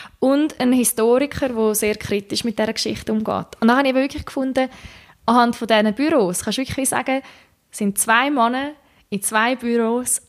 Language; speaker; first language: German; native; German